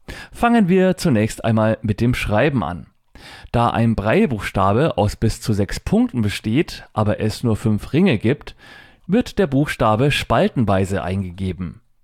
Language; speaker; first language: German; native; German